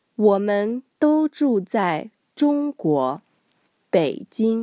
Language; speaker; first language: Chinese; non-native, learner; English